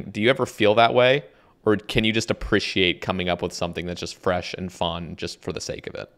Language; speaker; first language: English; native; English